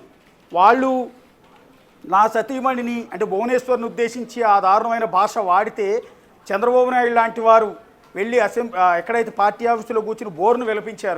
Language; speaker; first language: Telugu; native; Telugu